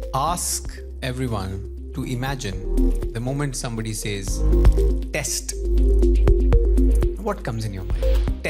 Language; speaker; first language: English; non-native, local second language; Punjabi